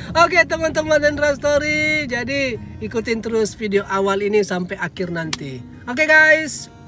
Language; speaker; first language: Indonesian; native; Indonesian